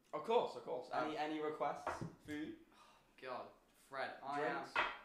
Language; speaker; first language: English; native; English